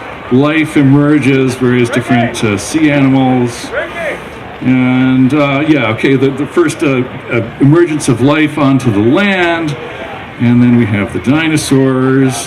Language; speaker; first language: English; native; English